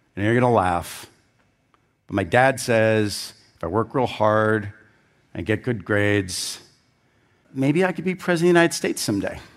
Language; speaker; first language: English; native; English